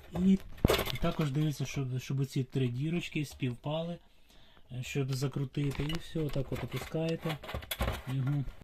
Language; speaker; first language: Ukrainian; non-native, local second language; Russian